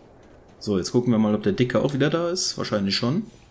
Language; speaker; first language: German; native; German